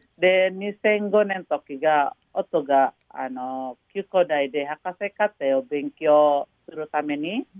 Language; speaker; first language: Japanese; non-native, learner; Indonesian